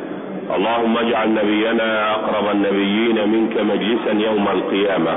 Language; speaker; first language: Arabic; native; Arabic